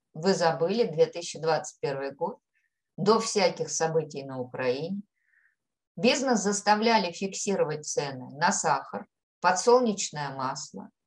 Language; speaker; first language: Russian; native; Russian